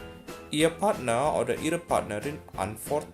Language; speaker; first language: German; non-native, fluent; Indonesian